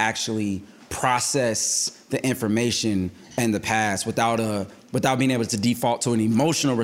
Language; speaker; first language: English; native; English